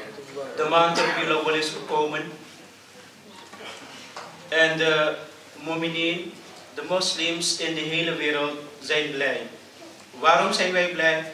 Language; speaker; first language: Dutch; early bilingual, other home language; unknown